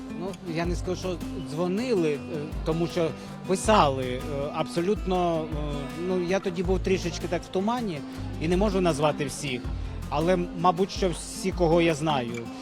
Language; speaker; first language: Ukrainian; native; Ukrainian